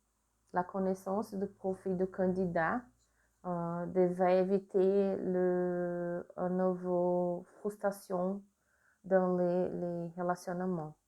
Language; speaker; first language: French; non-native, learner; Portuguese